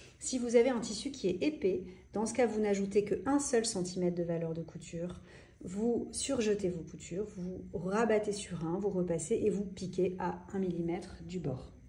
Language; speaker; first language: French; native; French